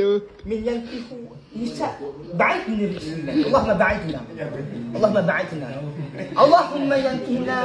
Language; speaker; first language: Arabic; non-native, learner; Malay